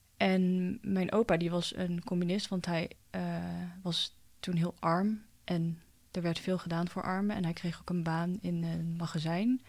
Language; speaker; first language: Dutch; early bilingual, other home language; Chinese